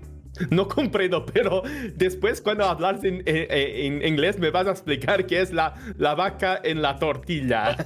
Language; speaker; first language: Spanish; non-native, learner; Portuguese